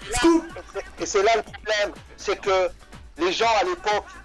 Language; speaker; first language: French; native; French